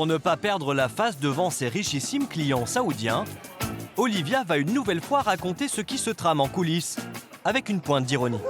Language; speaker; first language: French; native; French